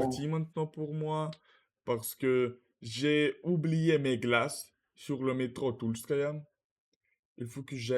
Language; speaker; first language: French; non-native, learner; Russian